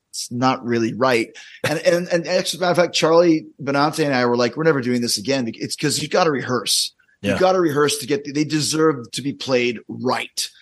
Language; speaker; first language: English; native; English